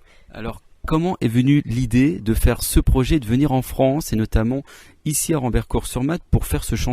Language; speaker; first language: French; native; French